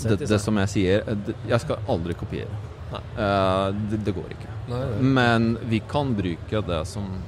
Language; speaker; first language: Norwegian; non-native, fluent; Polish